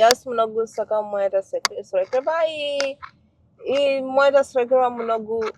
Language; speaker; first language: Macedonian; non-native, learner; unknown